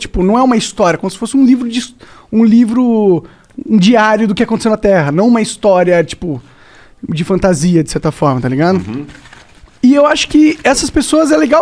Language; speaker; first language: Portuguese; native; Portuguese